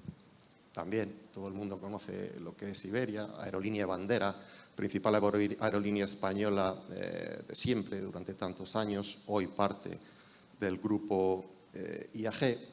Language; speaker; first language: Spanish; native; Spanish